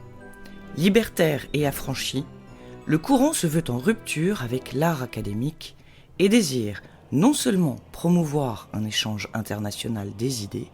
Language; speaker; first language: French; native; French